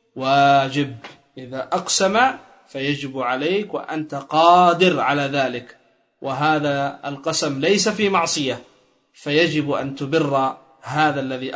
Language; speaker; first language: Arabic; native; Arabic